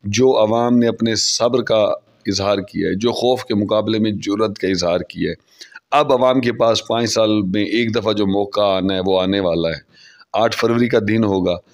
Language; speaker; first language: Urdu; non-native, local second language; Saraiki